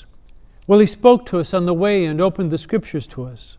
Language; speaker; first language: English; native; English